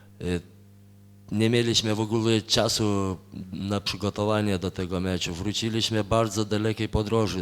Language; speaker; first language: Polish; non-native, fluent; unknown